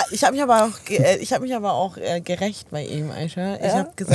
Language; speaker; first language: German; early bilingual, other home language; Arabic